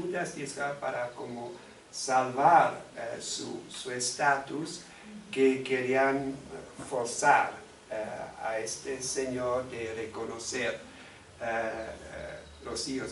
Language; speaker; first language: Spanish; non-native, fluent; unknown